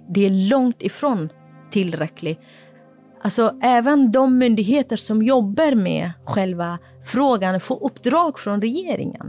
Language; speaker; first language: Swedish; non-native, fluent; Kurdish